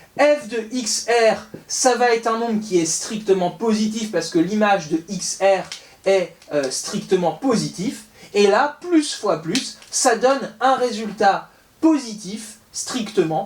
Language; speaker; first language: French; native; French